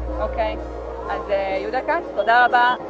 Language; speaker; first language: Hebrew; native; Hebrew